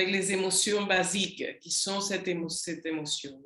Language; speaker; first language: French; non-native, learner; Spanish